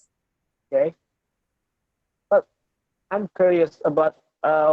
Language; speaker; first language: English; non-native, learner; Indonesian